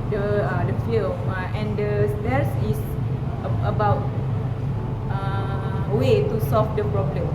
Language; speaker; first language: English; non-native, learner; Malay